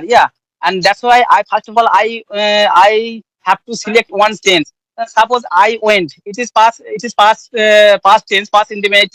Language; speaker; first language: English; non-native, learner; Bangla